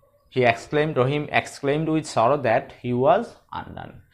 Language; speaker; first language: English; non-native, local second language; Bangla